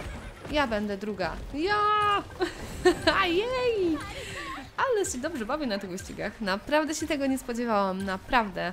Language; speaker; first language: Polish; native; Polish